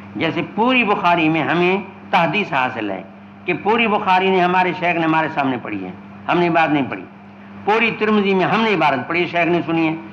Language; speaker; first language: Urdu; non-native, local second language; Sindhi